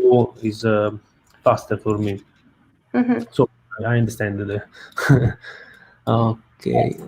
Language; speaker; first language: English; non-native, learner; Italian